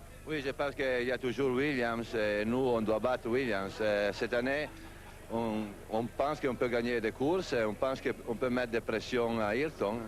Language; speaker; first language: French; non-native, fluent; Italian